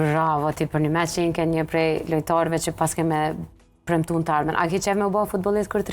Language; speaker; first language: Albanian; native; Albanian